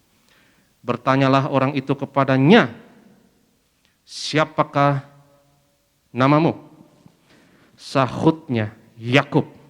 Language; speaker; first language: Indonesian; native; Indonesian